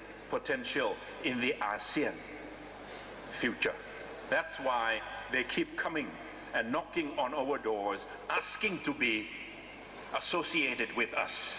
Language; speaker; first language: English; non-native, fluent; Thai